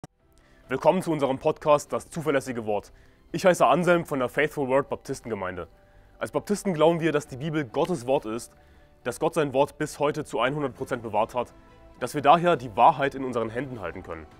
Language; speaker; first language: German; native; German